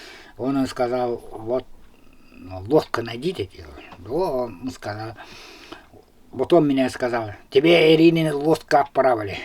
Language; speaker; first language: Russian; non-native, local second language; Yakut